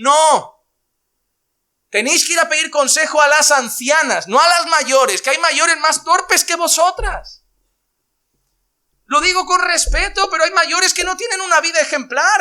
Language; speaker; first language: Spanish; native; Spanish